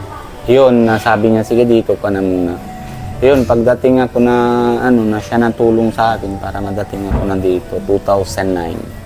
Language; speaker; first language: Filipino; non-native, learner; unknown